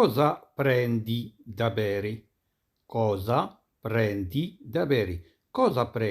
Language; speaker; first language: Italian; non-native, fluent; Arabic